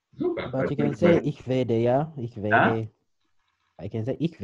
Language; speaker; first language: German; non-native, learner; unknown